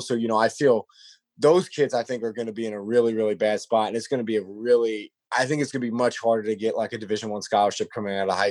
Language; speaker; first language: English; native; English